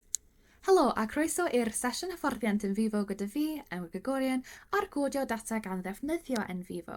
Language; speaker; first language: Welsh; non-native, fluent; English